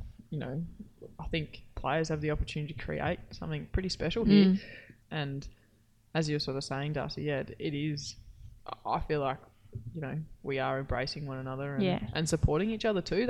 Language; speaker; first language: English; native; English